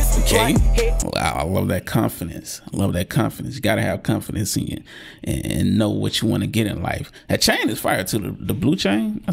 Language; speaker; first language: English; native; English